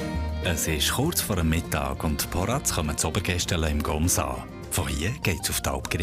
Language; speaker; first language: German; native; German